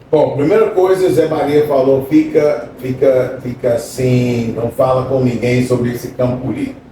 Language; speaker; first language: Portuguese; non-native, fluent; English